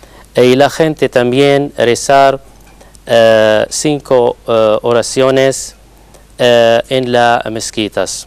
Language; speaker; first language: Spanish; non-native, learner; Arabic